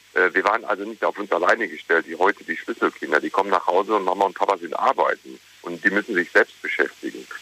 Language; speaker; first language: German; native; German